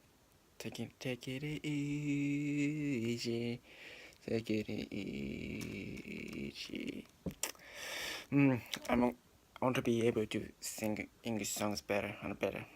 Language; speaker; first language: English; non-native, learner; Japanese